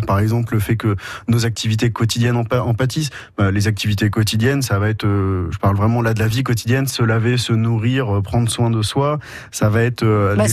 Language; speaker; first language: French; native; French